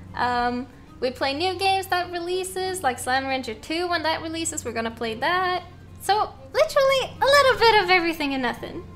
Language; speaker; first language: English; non-native, fluent; Norwegian